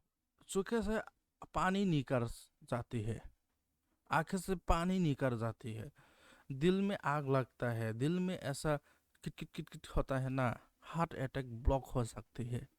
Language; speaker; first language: Hindi; non-native, local second language; Kok Borok